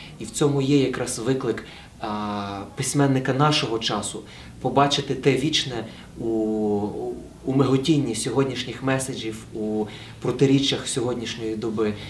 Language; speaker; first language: Ukrainian; native; Ukrainian